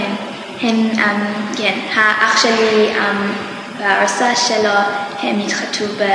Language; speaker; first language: Hebrew; non-native, learner; English